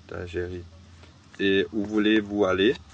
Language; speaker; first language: French; non-native, learner; German